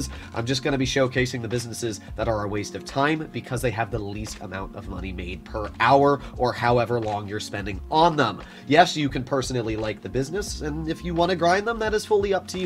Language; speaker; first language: English; native; English